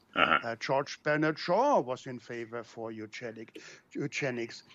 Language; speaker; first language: English; non-native, fluent; German